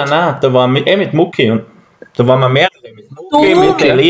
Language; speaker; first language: German; native; German